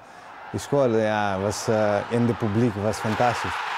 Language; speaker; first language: Dutch; non-native, learner; Portuguese